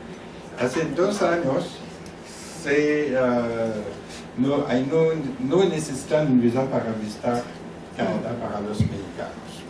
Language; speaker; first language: Spanish; non-native, learner; French